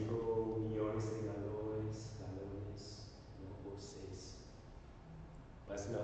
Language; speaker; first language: Portuguese; non-native, learner; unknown